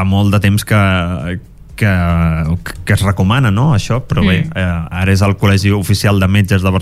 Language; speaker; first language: Catalan; native; Catalan